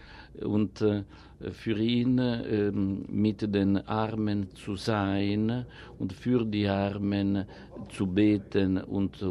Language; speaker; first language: German; non-native, fluent; Italian